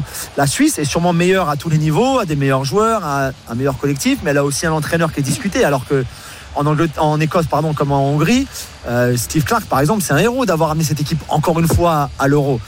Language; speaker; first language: French; non-native, fluent; English